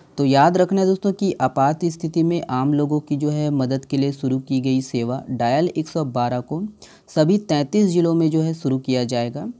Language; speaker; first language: Hindi; native; Hindi